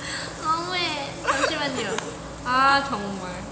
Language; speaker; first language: Korean; non-native, fluent; Thai